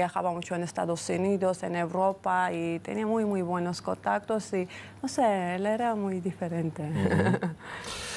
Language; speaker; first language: Spanish; non-native, fluent; Georgian